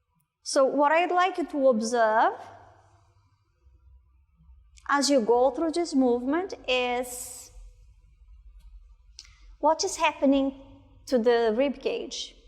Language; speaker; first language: English; non-native, fluent; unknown